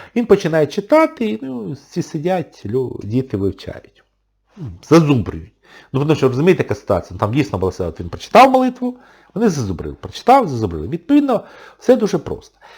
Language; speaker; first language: Ukrainian; non-native, local second language; Russian